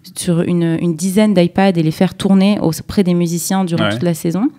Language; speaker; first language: French; native; French